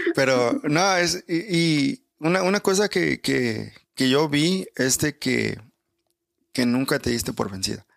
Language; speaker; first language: Spanish; early bilingual, other home language; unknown